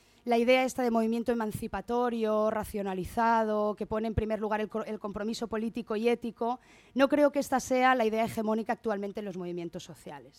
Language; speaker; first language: Spanish; native; Spanish